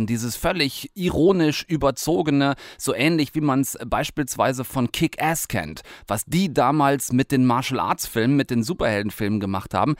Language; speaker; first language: German; native; German